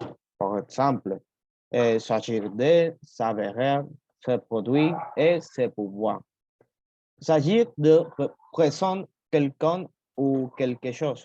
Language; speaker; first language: French; non-native, learner; Spanish